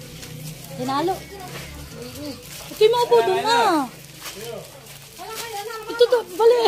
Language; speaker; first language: Filipino; native; Filipino